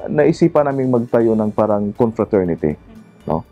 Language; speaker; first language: Filipino; native; Filipino